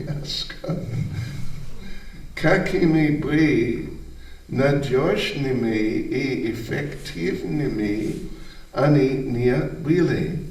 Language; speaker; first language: Russian; non-native, learner; English